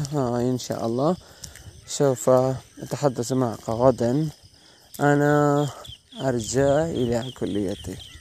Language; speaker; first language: Arabic; non-native, learner; Malayalam